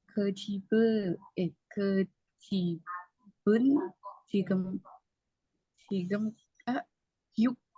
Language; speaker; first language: Korean; non-native, learner; Indonesian